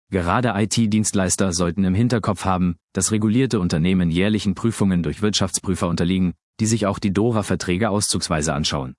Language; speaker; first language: German; native; German